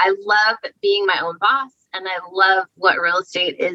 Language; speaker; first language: English; native; English